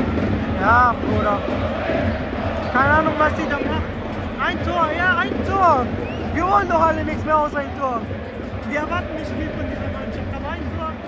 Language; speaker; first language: German; native; German